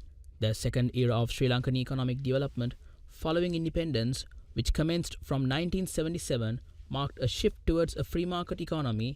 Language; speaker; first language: English; non-native, local second language; Sinhala